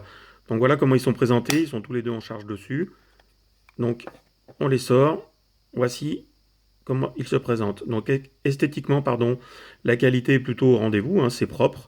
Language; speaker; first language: French; native; French